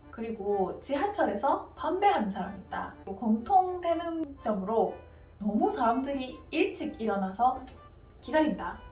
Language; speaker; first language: Korean; non-native, fluent; Japanese